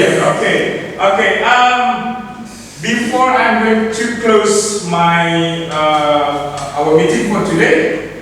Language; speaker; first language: English; non-native, fluent; Indonesian